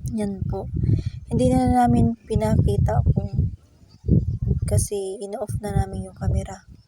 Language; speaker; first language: Filipino; non-native, local second language; Cebuano